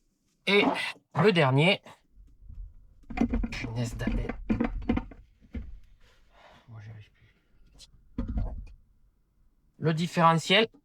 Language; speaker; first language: French; native; French